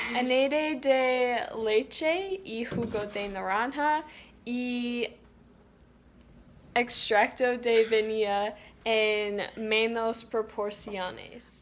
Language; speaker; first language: Spanish; non-native, learner; English